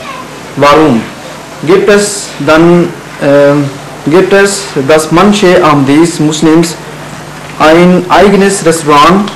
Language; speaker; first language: German; non-native, fluent; Urdu